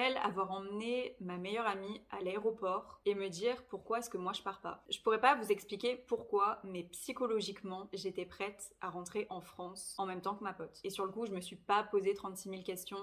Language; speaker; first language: French; native; French